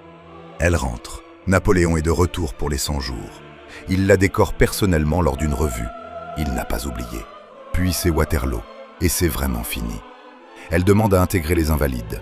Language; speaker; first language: French; native; French